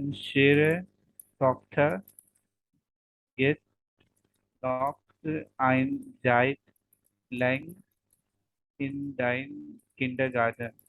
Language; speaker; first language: German; non-native, learner; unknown